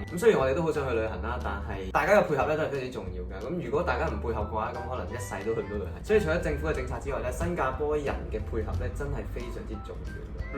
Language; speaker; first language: Cantonese; native; Cantonese